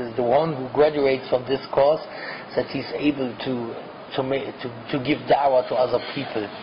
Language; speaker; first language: English; non-native, fluent; German